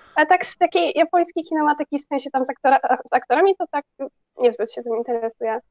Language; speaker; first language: Polish; early bilingual, other home language; Japanese